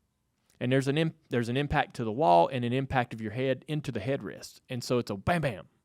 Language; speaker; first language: English; native; English